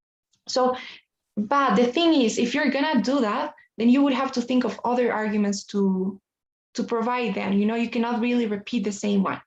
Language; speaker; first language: English; non-native, fluent; Spanish